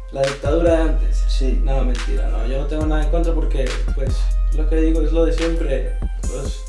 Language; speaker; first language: Spanish; early bilingual, other home language; English